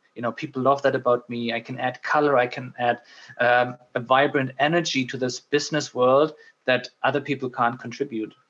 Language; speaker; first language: English; non-native, fluent; German